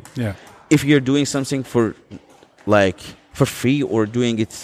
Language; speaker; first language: English; non-native, fluent; Azerbaijani